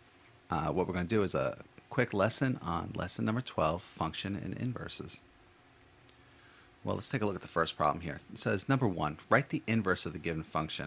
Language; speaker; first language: English; native; English